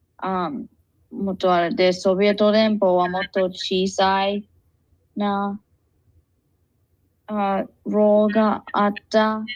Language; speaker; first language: Japanese; non-native, learner; English